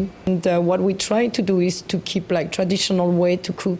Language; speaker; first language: English; non-native, fluent; French